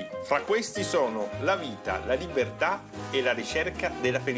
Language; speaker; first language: Italian; native; Italian